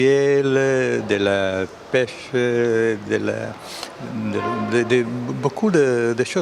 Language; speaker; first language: French; non-native, fluent; Italian